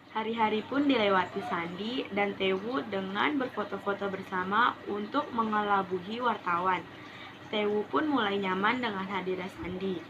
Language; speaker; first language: Indonesian; native; Indonesian